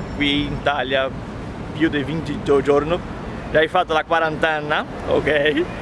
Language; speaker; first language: Italian; non-native, learner; Portuguese